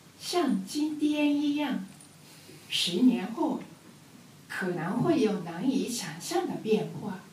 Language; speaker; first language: Chinese; non-native, learner; Japanese